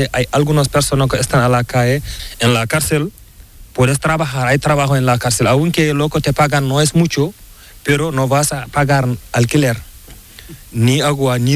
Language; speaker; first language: Spanish; non-native, learner; Fula